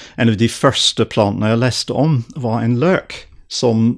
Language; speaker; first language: Norwegian; non-native, fluent; English